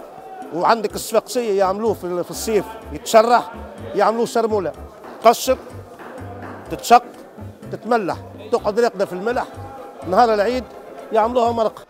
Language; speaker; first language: Arabic; native; Arabic